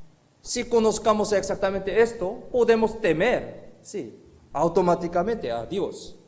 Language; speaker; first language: Spanish; non-native, fluent; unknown